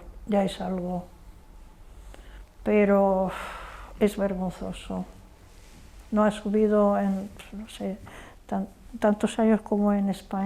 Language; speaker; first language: Spanish; non-native, fluent; Hungarian